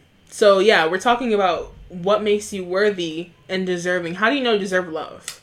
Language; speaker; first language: English; native; English